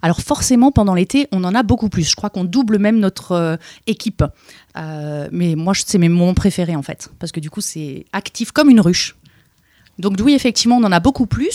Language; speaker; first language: French; native; French